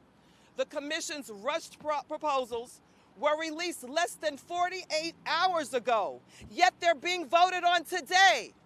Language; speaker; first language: English; native; English